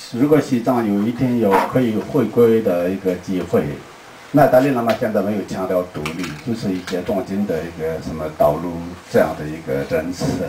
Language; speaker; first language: Chinese; non-native, local second language; Tibetan